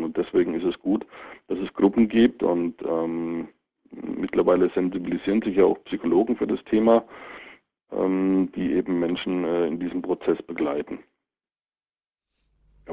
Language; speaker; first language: German; native; German